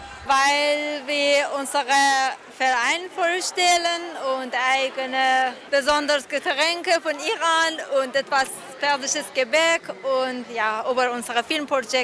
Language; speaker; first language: German; non-native, learner; Persian